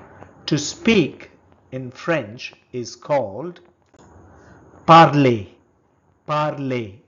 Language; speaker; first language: English; non-native, local second language; Telugu